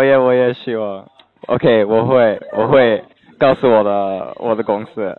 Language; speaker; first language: Chinese; non-native, learner; English